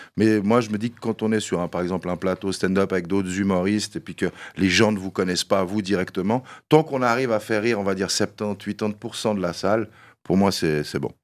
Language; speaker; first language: French; early bilingual, other home language; Kabyle